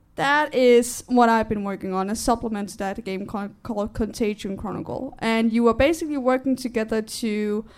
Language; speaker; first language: English; non-native, fluent; Danish